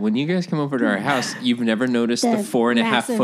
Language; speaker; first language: English; native; English